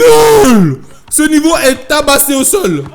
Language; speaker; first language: French; native; French